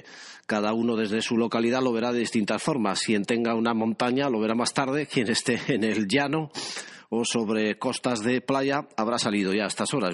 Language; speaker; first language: Spanish; native; Spanish